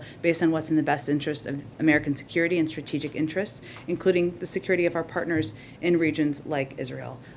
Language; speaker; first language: English; native; English